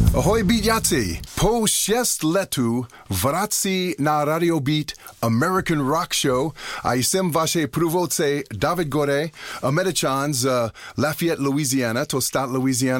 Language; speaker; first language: Czech; non-native, learner; English